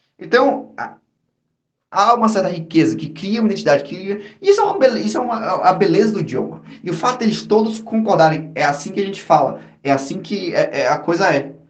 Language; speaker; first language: Portuguese; native; Portuguese